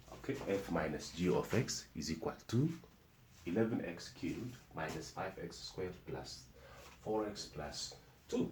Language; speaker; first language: English; non-native, local second language; Amharic